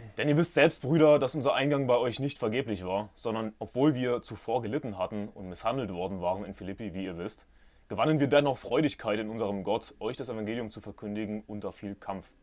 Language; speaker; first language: German; native; German